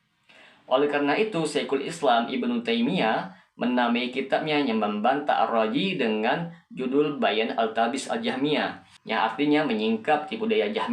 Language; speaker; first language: Indonesian; native; Indonesian